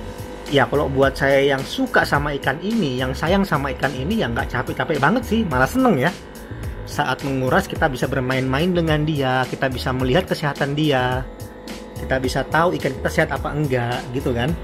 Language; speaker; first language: Indonesian; native; Indonesian